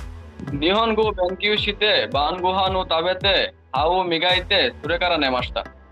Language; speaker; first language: Japanese; non-native, learner; Bangla